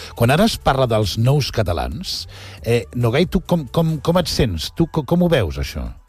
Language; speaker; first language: Catalan; native; Catalan